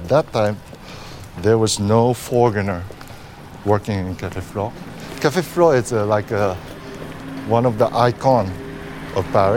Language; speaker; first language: English; non-native, fluent; Japanese